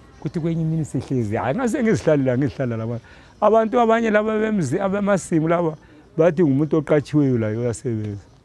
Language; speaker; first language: Zulu; native; Zulu